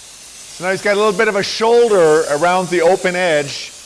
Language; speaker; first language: English; native; English